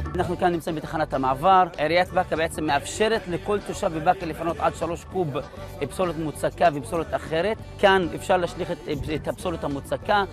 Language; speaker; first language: Hebrew; non-native, local second language; Arabic